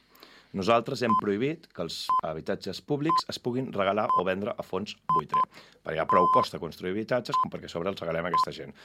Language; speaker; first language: Catalan; native; Catalan